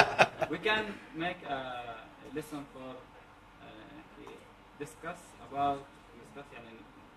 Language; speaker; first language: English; non-native, learner; Arabic